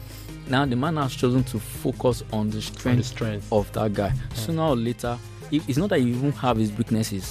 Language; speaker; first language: English; non-native, local second language; Yoruba